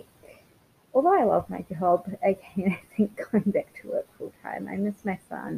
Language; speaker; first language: English; native; English